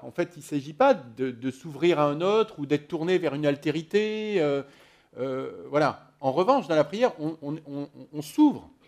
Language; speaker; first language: French; native; French